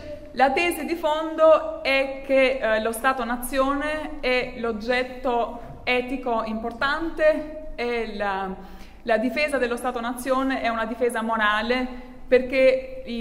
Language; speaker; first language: Italian; non-native, fluent; Albanian